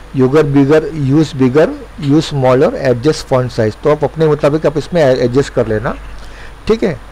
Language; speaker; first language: Hindi; non-native, local second language; Gujarati